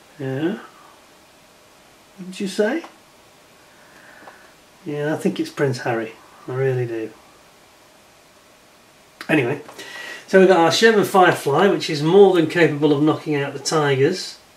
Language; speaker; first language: English; native; English